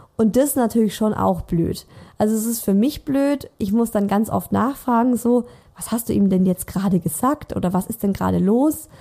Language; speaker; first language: German; native; German